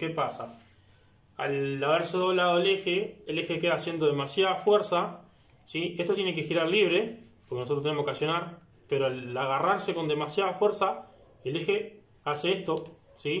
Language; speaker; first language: Spanish; native; Spanish